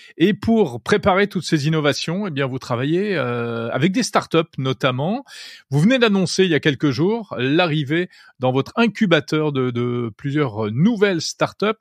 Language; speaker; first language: French; native; French